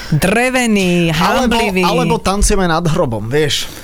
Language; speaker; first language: Slovak; native; Slovak